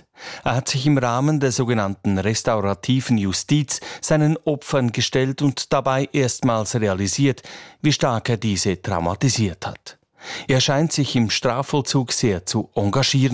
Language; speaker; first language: German; native; German